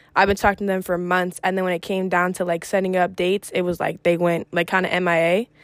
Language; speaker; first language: English; early bilingual, other home language; Greek